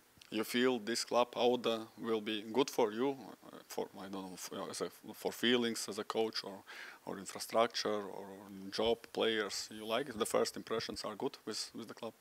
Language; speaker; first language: English; non-native, fluent; Latvian